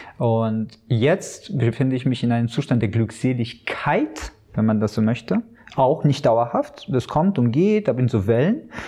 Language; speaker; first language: German; early bilingual, other home language; Russian